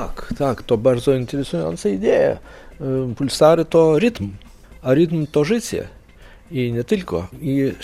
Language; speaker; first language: Polish; non-native, learner; Lithuanian